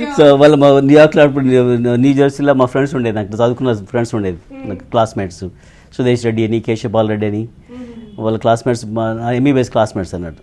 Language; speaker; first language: Telugu; native; Telugu